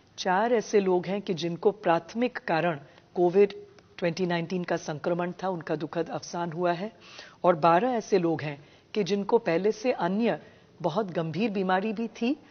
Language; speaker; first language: Hindi; non-native, local second language; Gujarati